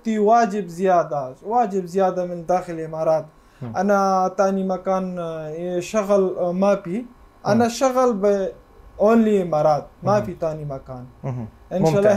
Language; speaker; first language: Arabic; non-native, learner; Urdu